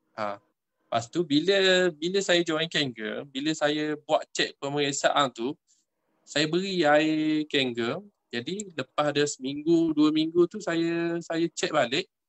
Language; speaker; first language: Malay; native; Malay